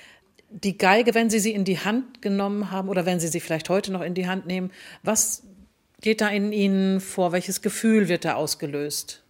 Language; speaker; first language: German; native; German